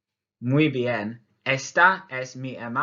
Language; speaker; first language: Spanish; non-native, fluent; English